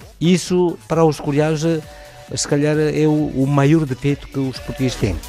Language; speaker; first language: Portuguese; non-native, fluent; Korean